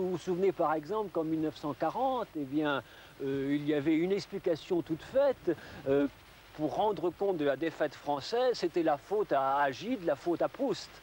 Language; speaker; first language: French; native; French